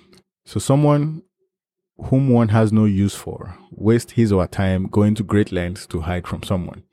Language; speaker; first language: English; non-native, local second language; Yoruba